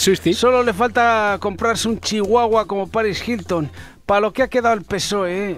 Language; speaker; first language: Spanish; native; Spanish